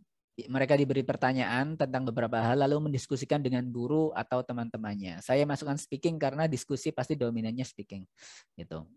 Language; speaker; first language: Indonesian; native; Indonesian